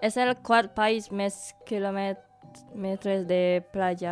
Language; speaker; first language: Catalan; non-native, fluent; Indonesian